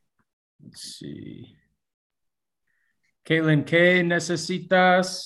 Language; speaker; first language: Spanish; non-native, learner; English